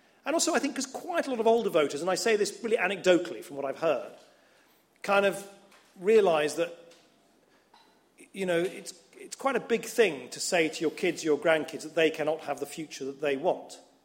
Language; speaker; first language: English; early bilingual, other home language; Dutch